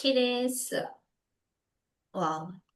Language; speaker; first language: Japanese; non-native, learner; Indonesian